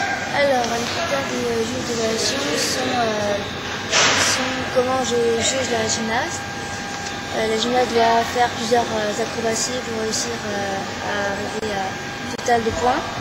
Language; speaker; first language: French; early bilingual, other home language; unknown